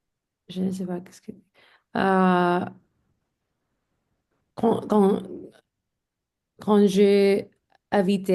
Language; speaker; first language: French; non-native, learner; English